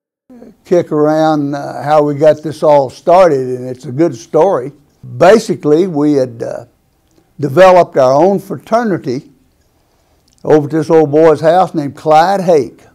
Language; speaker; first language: English; native; English